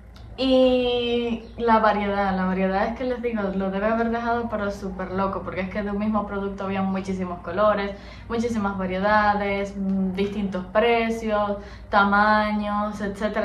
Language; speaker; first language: Spanish; native; Spanish